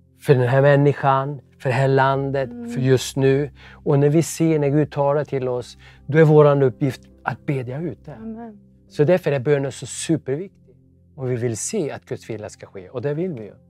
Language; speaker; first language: Swedish; native; Swedish